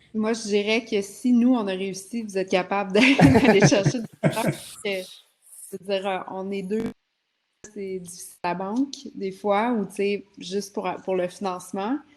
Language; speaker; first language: French; native; French